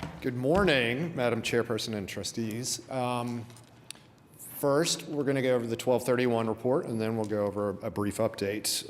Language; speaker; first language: English; native; English